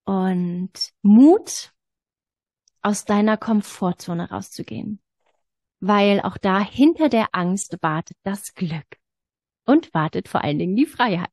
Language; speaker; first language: German; native; German